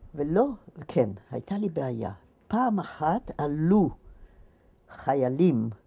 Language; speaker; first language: Hebrew; native; Hebrew